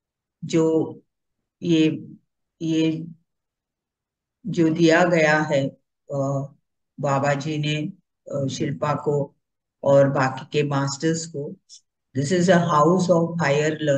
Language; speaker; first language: Hindi; non-native, local second language; Marathi